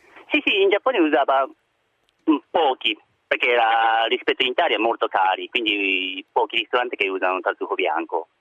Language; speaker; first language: Italian; non-native, learner; Japanese